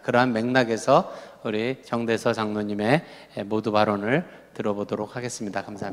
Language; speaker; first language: Korean; native; Korean